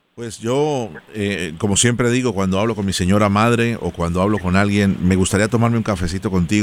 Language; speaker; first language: Spanish; native; Spanish